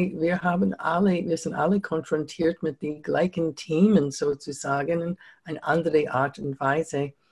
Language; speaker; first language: German; non-native, fluent; English